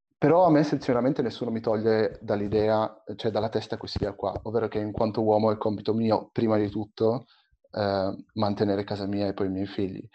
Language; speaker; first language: Italian; early bilingual, other home language; Arabic